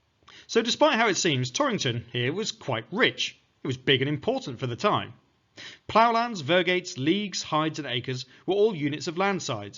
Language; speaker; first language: English; native; English